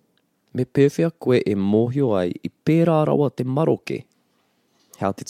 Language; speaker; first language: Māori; non-native, local second language; English